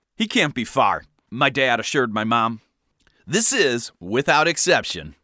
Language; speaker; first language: English; native; English